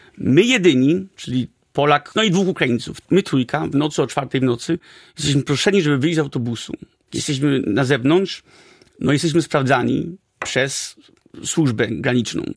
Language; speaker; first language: Polish; early bilingual, heritage; Polish